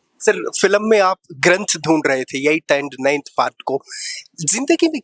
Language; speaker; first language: Hindi; non-native, local second language; Kannada